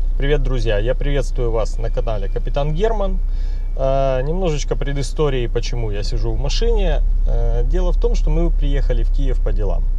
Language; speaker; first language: Russian; native; Russian